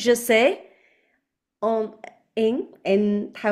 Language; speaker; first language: French; non-native, learner; Chinese